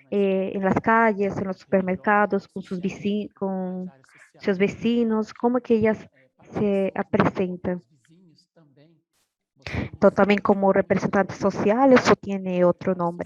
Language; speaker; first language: Spanish; non-native, learner; Portuguese